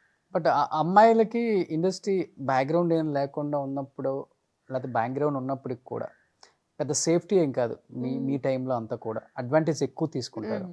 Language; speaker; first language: Telugu; native; Telugu